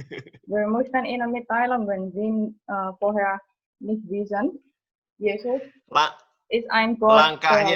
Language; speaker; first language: German; non-native, fluent; Indonesian